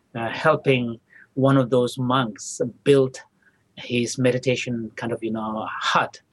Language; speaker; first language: English; non-native, local second language; Tibetan